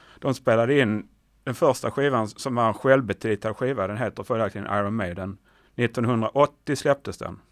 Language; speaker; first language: Swedish; native; Swedish